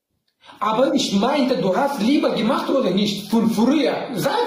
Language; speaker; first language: German; non-native, learner; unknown